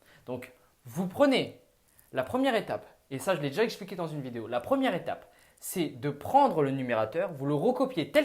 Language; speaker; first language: French; native; French